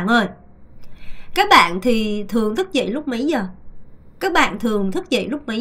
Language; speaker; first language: Vietnamese; non-native, fluent; Korean